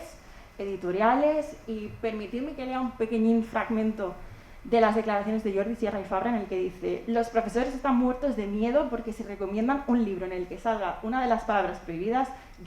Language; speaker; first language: Spanish; native; Spanish